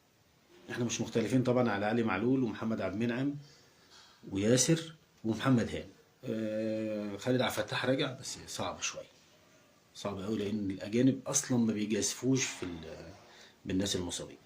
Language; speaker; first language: Arabic; native; Arabic